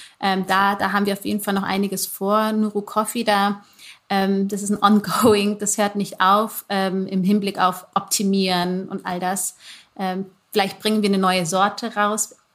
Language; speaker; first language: German; early bilingual, other home language; Amharic